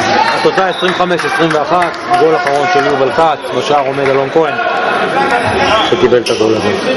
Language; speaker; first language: Hebrew; native; Hebrew